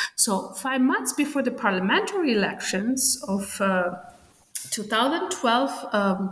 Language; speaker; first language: English; non-native, fluent; Georgian